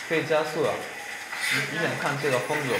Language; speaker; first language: Chinese; non-native, fluent; Japanese